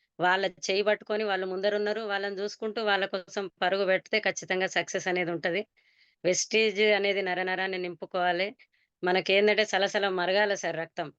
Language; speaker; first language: Telugu; native; Telugu